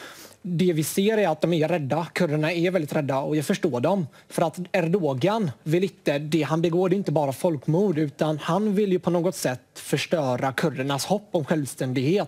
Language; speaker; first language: Swedish; native; Swedish